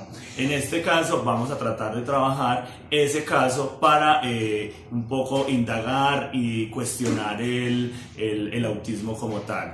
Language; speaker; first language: Spanish; native; Spanish